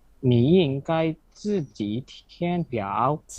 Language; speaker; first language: Chinese; non-native, learner; Indonesian